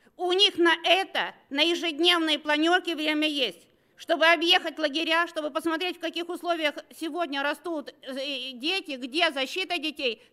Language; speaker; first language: Russian; native; Russian